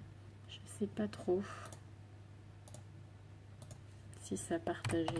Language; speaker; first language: French; native; French